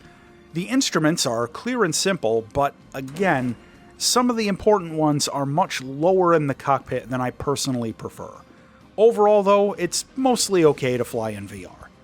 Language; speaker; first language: English; native; English